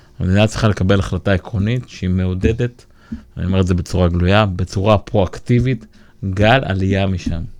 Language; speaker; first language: Hebrew; native; Hebrew